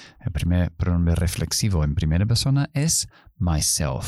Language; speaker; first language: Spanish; non-native, fluent; English